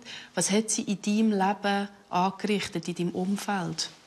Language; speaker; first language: German; native; German